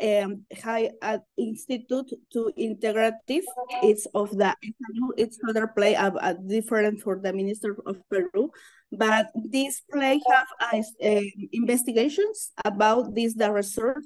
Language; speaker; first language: English; non-native, learner; Spanish